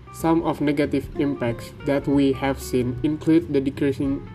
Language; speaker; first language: English; non-native, learner; Indonesian